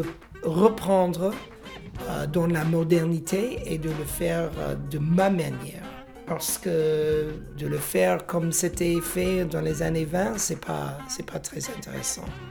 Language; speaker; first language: French; non-native, fluent; English